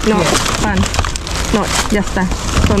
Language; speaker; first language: Spanish; non-native, fluent; Filipino